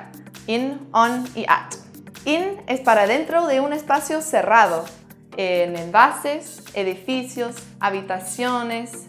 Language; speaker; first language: Spanish; non-native, fluent; English